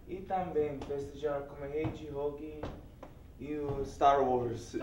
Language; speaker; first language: Portuguese; non-native, learner; English